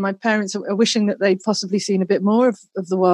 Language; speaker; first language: English; native; English